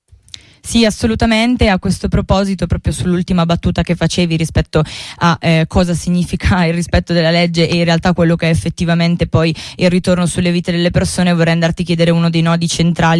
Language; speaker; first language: Italian; native; Italian